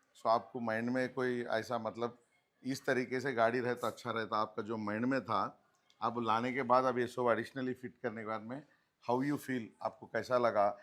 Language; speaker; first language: Hindi; non-native, local second language; Telugu